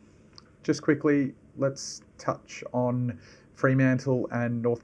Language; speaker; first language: English; native; English